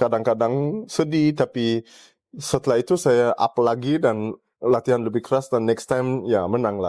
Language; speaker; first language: Indonesian; early bilingual, heritage; German